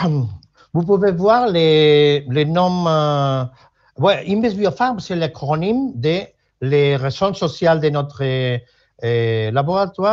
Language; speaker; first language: French; non-native, learner; Spanish